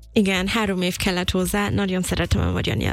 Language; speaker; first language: Hungarian; non-native, fluent; English